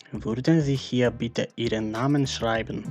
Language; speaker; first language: German; non-native, fluent; Macedonian